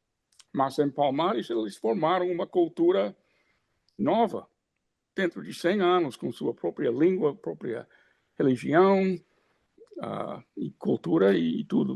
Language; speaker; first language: Portuguese; non-native, fluent; English